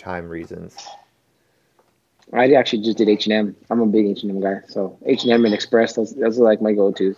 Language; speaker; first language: English; native; English